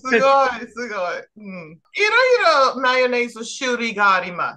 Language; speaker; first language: Japanese; non-native, learner; English